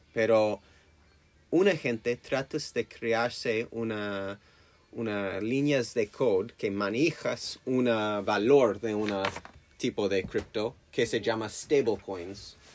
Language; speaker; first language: Spanish; non-native, learner; English